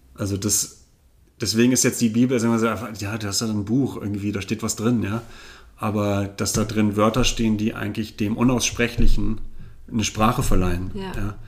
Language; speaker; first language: German; native; German